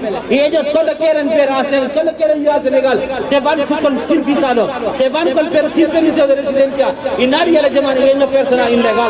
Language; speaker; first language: Spanish; non-native, fluent; Wolof